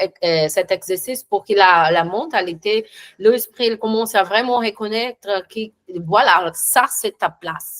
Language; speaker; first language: French; non-native, learner; Portuguese